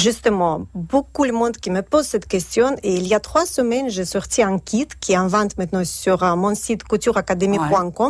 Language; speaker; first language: French; non-native, fluent; Russian